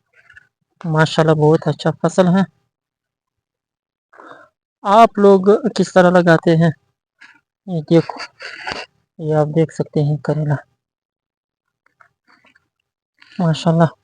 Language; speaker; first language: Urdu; non-native, local second language; Pashto